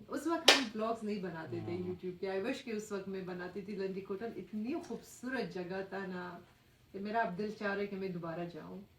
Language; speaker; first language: Urdu; non-native, fluent; Persian